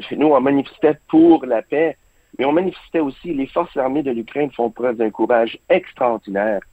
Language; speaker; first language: French; early bilingual, other home language; Ukrainian